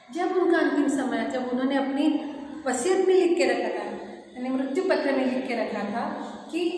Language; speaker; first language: Hindi; non-native, local second language; Marathi